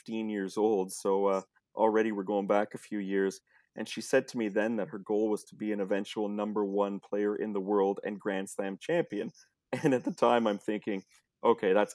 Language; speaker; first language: English; native; English